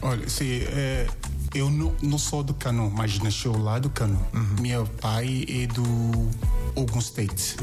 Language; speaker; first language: Portuguese; non-native, learner; Yoruba